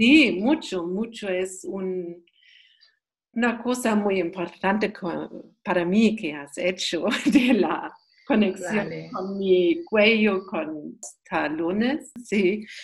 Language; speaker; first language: Spanish; non-native, learner; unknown